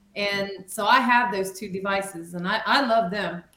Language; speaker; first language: English; native; English